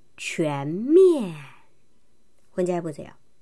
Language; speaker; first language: Korean; non-native, fluent; Chinese